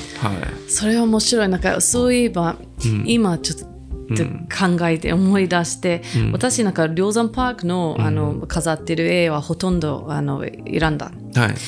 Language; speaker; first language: Japanese; non-native, fluent; English